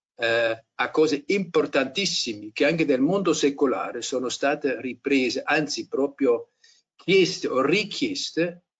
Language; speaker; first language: Italian; non-native, fluent; German